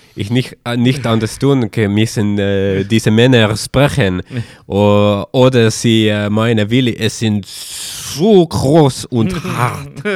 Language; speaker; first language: German; non-native, learner; Estonian